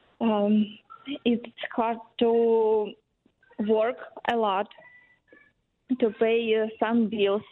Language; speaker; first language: English; non-native, learner; Ukrainian